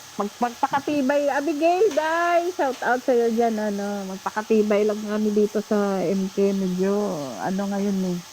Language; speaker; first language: Filipino; non-native, local second language; Hiligaynon